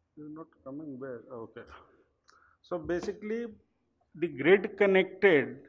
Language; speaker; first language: English; non-native, local second language; Hindi